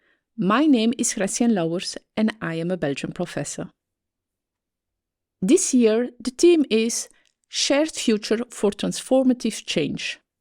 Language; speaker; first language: English; non-native, fluent; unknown